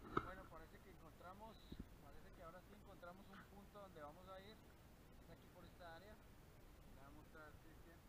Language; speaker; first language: Spanish; native; Spanish